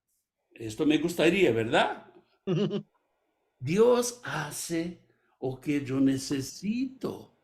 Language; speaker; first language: Spanish; non-native, fluent; Portuguese